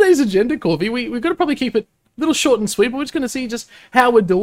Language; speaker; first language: English; native; English